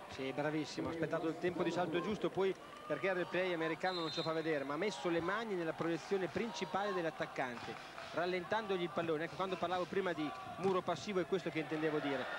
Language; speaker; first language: Italian; native; Italian